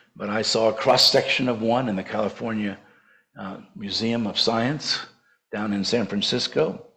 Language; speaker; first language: English; native; English